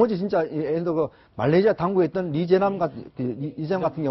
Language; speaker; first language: Korean; native; Korean